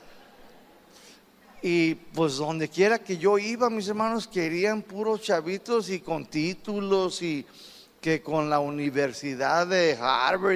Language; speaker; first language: Spanish; native; Spanish